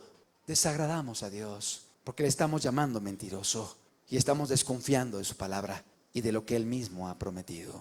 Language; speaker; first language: Spanish; native; Spanish